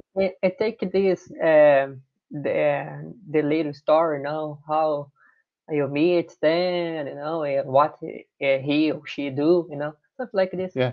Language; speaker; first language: English; non-native, learner; Portuguese